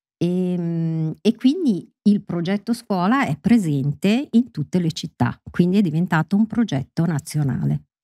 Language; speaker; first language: Italian; native; Italian